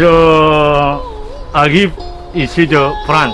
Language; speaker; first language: French; non-native, learner; Pashto